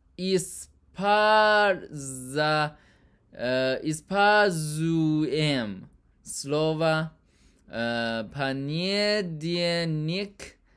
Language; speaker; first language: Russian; non-native, learner; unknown